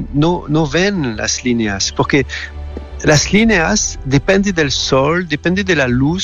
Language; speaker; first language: Spanish; non-native, fluent; French